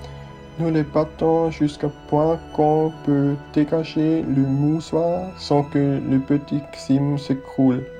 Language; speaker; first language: French; non-native, learner; Swiss German